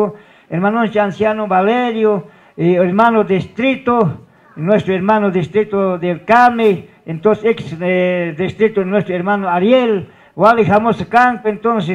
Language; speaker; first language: Spanish; non-native, local second language; Quechua